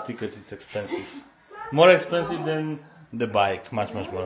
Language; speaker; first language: English; non-native, learner; Polish